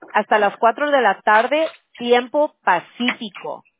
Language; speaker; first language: Spanish; early bilingual, other home language; English